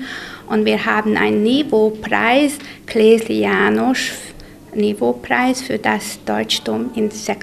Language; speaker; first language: German; non-native, local second language; Hungarian